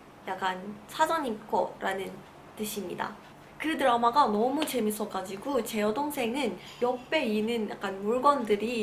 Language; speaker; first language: Korean; non-native, learner; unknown